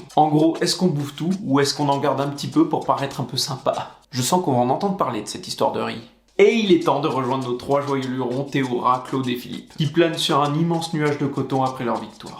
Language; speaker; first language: French; native; French